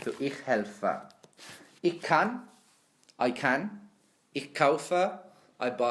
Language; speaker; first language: German; non-native, fluent; English